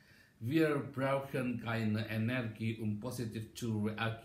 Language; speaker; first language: German; non-native, learner; Indonesian